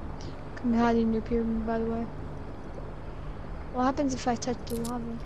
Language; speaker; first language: English; native; English